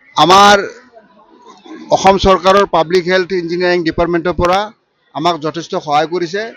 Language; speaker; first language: Assamese; native; Assamese